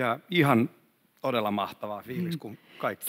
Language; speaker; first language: Finnish; non-native, fluent; Swedish